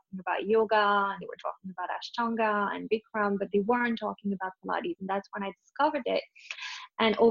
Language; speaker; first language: English; native; English